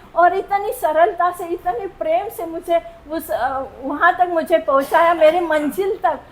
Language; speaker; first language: Hindi; non-native, local second language; Marathi